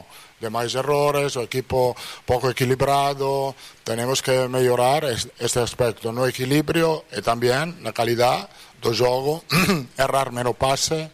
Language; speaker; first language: Portuguese; non-native, fluent; Italian